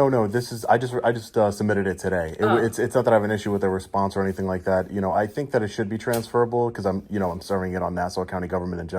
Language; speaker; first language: English; native; English